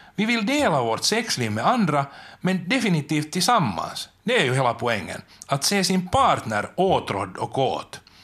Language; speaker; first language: Swedish; native; Swedish